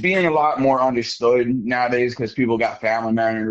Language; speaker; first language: English; native; English